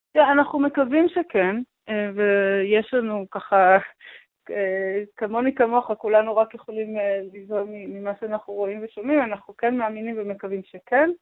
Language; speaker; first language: Hebrew; non-native, local second language; Arabic